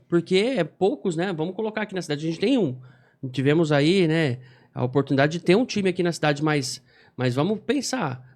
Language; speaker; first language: Portuguese; native; Portuguese